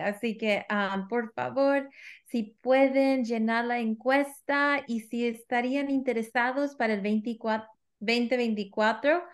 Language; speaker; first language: Spanish; early bilingual, heritage; Spanish